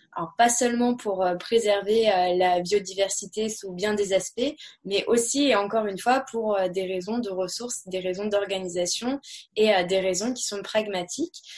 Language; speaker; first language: French; native; French